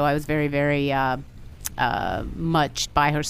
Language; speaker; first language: English; native; English